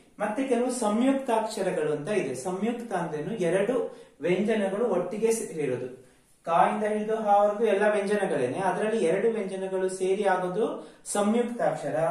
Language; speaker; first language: Kannada; native; Kannada